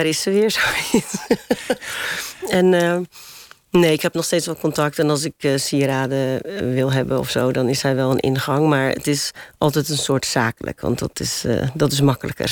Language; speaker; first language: Dutch; native; Dutch